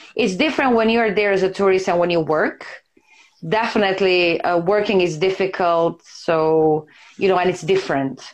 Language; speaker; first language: English; non-native, fluent; Serbian